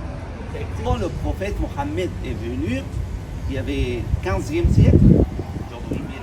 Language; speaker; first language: French; non-native, fluent; Arabic